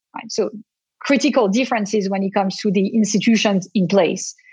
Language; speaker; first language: English; non-native, fluent; French